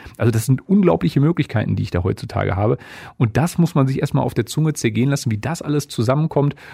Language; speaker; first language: German; native; German